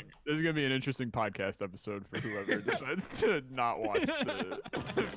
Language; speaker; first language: English; native; English